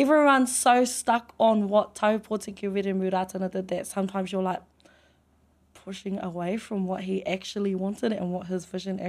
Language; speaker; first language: English; native; English